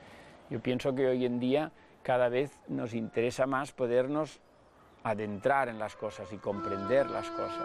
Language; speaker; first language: Spanish; non-native, local second language; Catalan